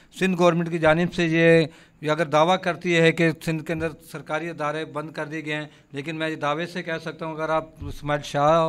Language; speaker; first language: Urdu; native; Urdu